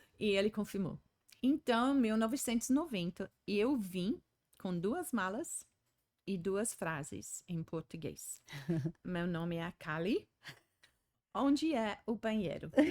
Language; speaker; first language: Portuguese; non-native, fluent; English